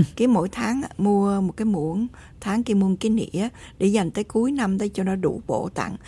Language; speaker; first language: Vietnamese; native; Vietnamese